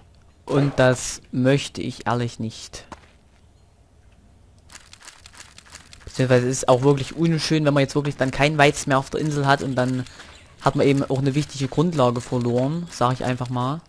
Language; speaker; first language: German; native; German